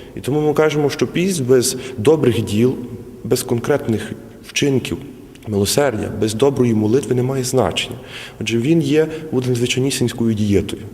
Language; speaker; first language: Ukrainian; native; Ukrainian